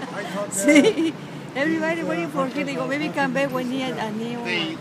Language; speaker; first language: English; non-native, learner; Spanish